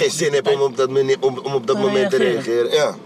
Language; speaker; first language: Dutch; native; Dutch